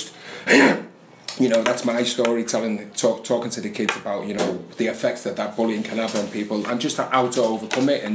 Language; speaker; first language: English; native; English